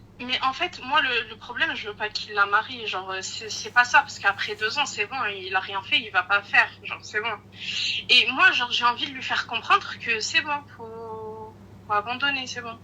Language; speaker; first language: French; early bilingual, other home language; Arabic